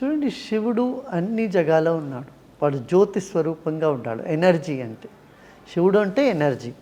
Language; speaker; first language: Telugu; non-native, local second language; Tamil